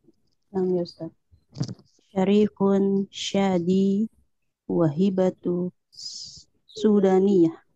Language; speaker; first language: Arabic; non-native, learner; Indonesian